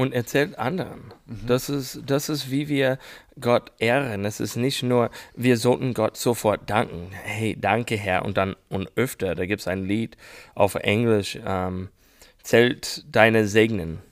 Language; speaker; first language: German; non-native, learner; English